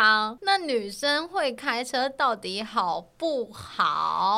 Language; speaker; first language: Chinese; native; Chinese